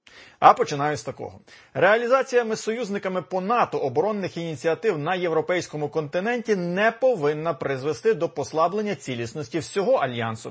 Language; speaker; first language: Ukrainian; native; Ukrainian